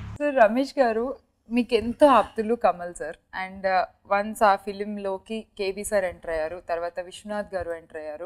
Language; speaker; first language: Telugu; native; Telugu